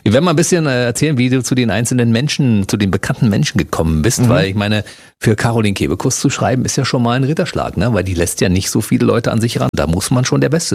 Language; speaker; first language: German; native; German